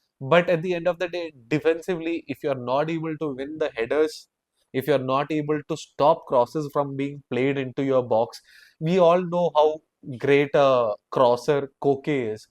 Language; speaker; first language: English; non-native, local second language; Malayalam